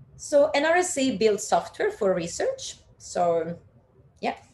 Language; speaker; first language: English; non-native, fluent; Italian